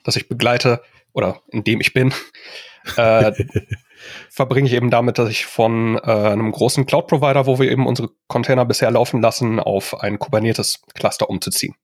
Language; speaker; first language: German; native; German